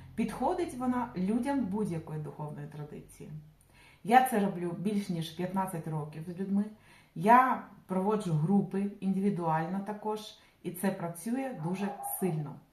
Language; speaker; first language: Ukrainian; non-native, local second language; Russian